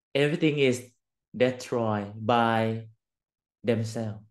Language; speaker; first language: English; non-native, learner; Thai